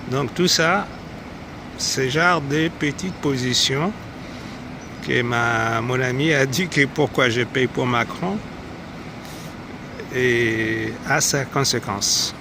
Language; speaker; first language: French; non-native, fluent; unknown